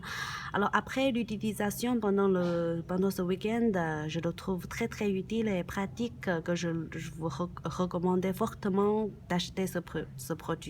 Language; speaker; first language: French; non-native, learner; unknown